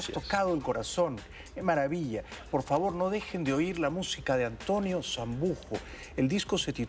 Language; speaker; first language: Spanish; native; Spanish